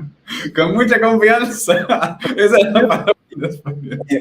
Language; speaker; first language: Spanish; non-native, fluent; English